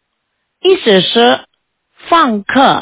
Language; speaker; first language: Chinese; non-native, fluent; Indonesian